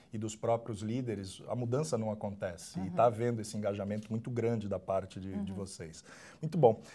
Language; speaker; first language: Portuguese; native; Portuguese